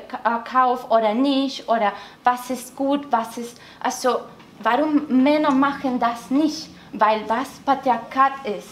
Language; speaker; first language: German; non-native, learner; Spanish